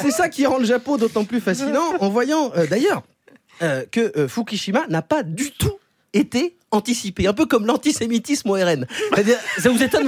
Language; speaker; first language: French; native; French